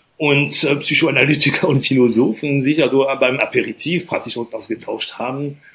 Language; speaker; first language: German; non-native, fluent; French